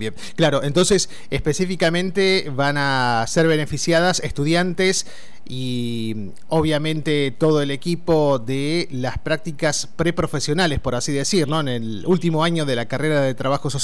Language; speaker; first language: Spanish; native; Spanish